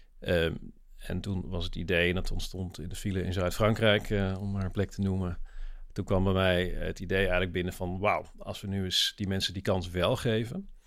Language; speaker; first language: Dutch; native; Dutch